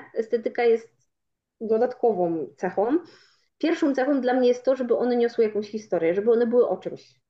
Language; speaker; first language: Polish; native; Polish